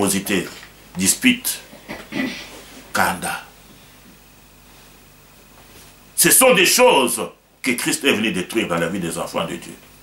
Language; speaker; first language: French; non-native, local second language; Lingala